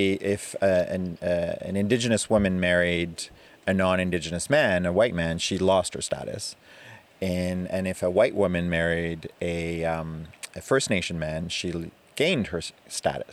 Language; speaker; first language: English; non-native, fluent; French